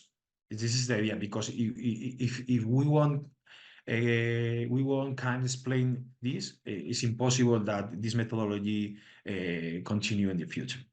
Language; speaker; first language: English; non-native, learner; Spanish